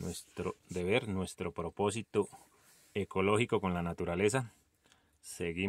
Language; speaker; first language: Spanish; native; Spanish